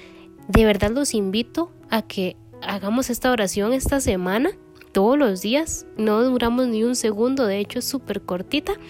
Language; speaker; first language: Spanish; native; Spanish